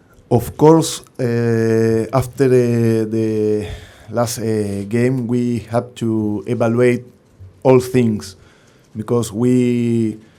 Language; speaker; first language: English; non-native, learner; Spanish